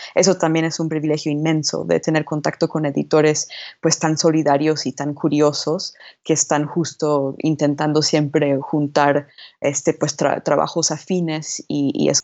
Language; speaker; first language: Spanish; non-native, fluent; English